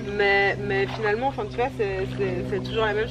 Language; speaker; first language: French; native; French